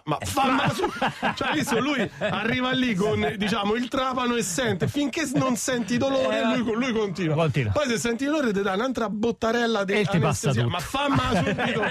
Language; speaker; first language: Italian; native; Italian